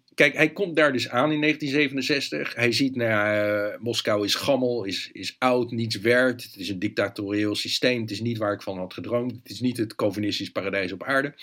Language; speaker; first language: Dutch; native; Dutch